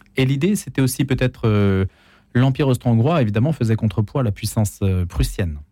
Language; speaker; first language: French; native; French